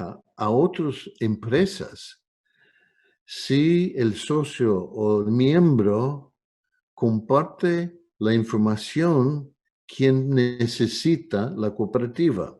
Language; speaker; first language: Spanish; non-native, fluent; English